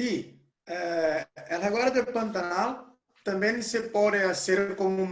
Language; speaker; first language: Spanish; non-native, learner; Portuguese